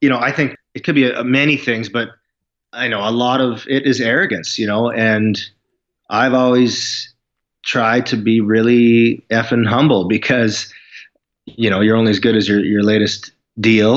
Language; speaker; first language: English; native; English